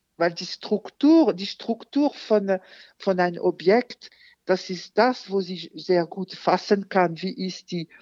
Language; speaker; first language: German; non-native, fluent; French